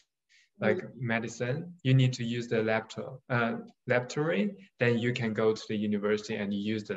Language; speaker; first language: English; non-native, fluent; Chinese